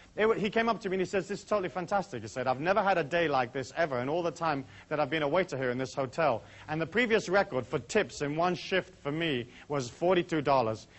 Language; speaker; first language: English; native; English